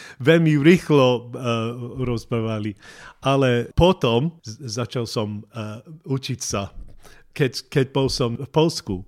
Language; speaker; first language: Slovak; non-native, learner; English